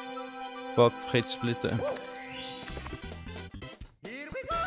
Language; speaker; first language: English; non-native, fluent; Dutch